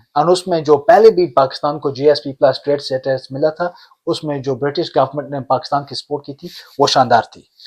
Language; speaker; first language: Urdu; early bilingual, heritage; Urdu